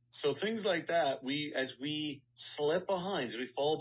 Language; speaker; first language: English; native; English